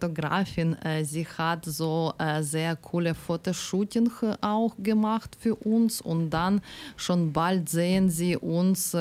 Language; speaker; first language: German; non-native, learner; Ukrainian